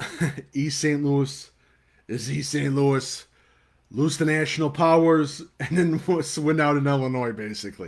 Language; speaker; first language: English; native; English